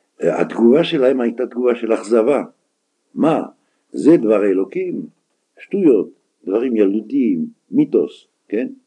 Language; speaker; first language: Hebrew; non-native, fluent; French